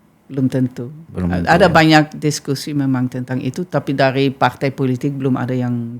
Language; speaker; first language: Indonesian; non-native, fluent; Dutch